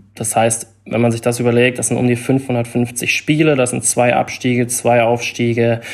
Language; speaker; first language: German; native; German